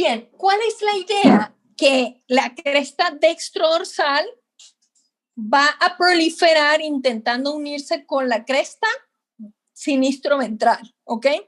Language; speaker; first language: Spanish; native; Spanish